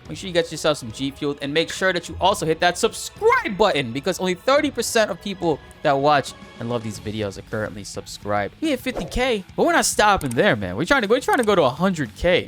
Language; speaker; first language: English; native; English